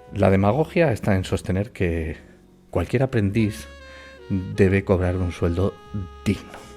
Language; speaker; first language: Spanish; native; Spanish